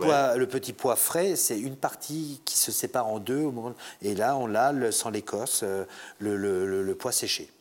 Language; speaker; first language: French; native; French